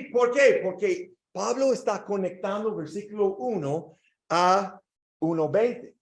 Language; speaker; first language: Spanish; non-native, learner; English